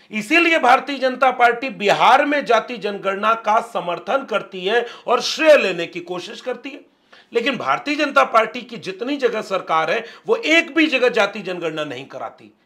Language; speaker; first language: Hindi; native; Hindi